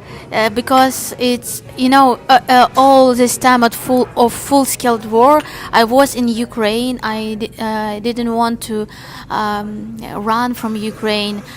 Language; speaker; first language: English; non-native, learner; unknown